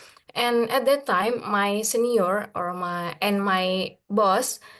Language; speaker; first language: English; non-native, learner; Indonesian